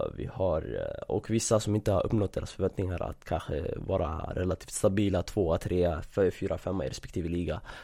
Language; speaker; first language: Swedish; early bilingual, other home language; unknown